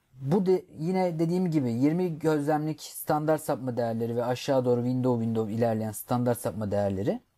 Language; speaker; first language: Turkish; native; Turkish